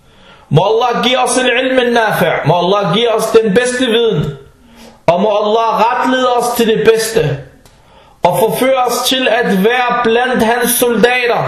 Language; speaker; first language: Danish; non-native, fluent; Arabic